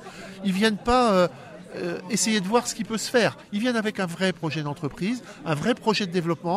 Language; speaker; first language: French; native; French